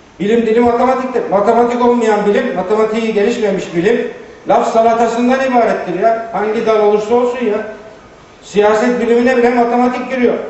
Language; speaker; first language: Turkish; native; Turkish